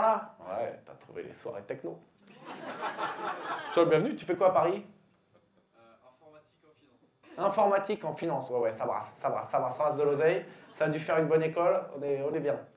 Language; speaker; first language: French; native; French